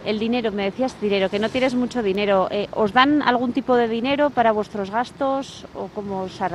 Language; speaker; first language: Spanish; native; Spanish